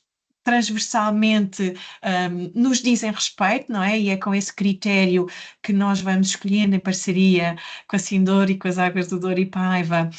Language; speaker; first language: Portuguese; native; Portuguese